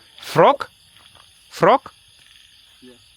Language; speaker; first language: English; non-native, learner; Polish